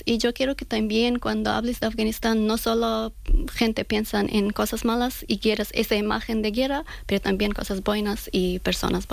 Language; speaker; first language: Spanish; non-native, learner; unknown